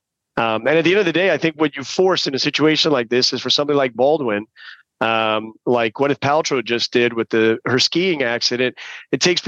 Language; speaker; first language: English; native; English